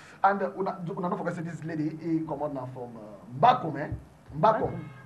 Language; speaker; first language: English; native; English